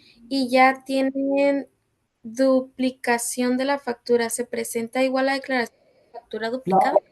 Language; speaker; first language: Spanish; native; Spanish